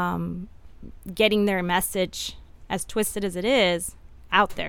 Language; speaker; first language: English; early bilingual, other home language; Spanish